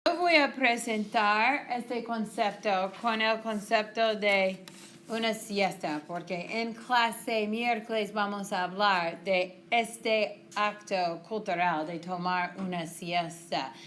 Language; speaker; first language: Spanish; non-native, fluent; English